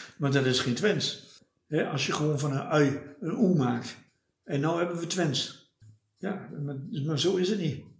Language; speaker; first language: Dutch; native; Dutch